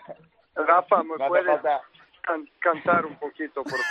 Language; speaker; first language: Spanish; non-native, learner; Serbian